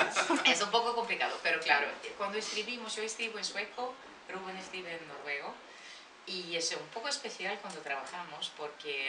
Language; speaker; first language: Spanish; non-native, fluent; Swedish